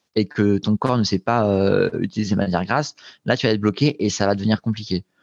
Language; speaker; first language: French; native; French